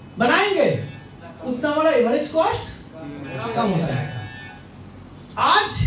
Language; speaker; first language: Hindi; non-native, local second language; Bangla